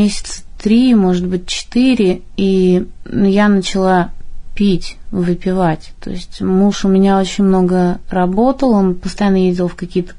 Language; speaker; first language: Russian; native; Russian